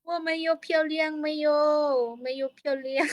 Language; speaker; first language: Chinese; non-native, learner; Lao